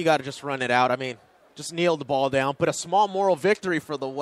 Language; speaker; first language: English; native; English